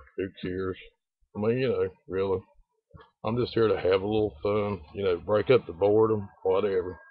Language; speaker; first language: English; native; English